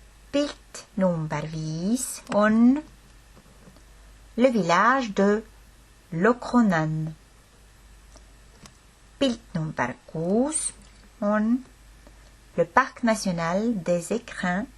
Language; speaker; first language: French; non-native, fluent; Estonian